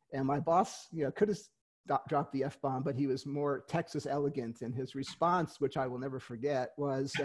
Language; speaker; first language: English; native; English